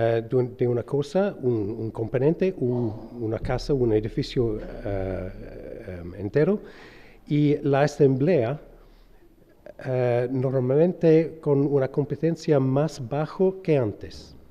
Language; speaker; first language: Spanish; non-native, fluent; English